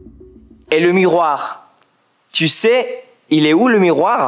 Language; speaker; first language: French; non-native, fluent; Spanish